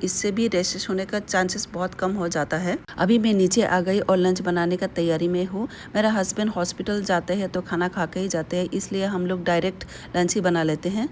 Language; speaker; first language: Hindi; non-native, local second language; Bangla